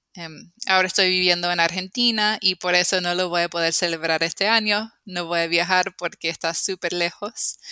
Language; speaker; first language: Spanish; non-native, fluent; English